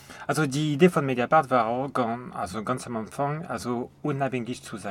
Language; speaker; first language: German; non-native, fluent; French